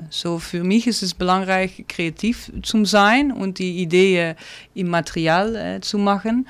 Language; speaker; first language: German; non-native, learner; Dutch